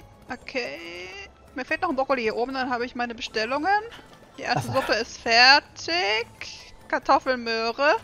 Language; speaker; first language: German; native; German